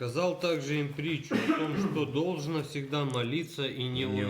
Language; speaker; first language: Russian; native; Russian